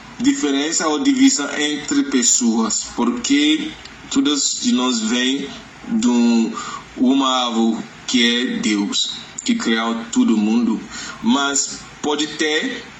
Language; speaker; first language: Portuguese; non-native, learner; Yoruba